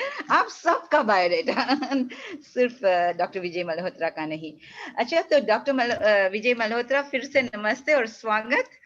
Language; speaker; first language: Hindi; non-native, fluent; English